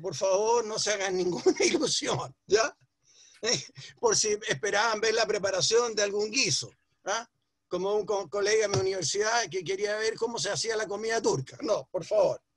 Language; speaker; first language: Spanish; early bilingual, other home language; Ladino